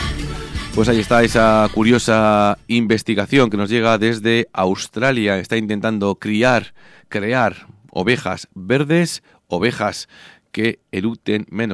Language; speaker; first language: Spanish; native; Spanish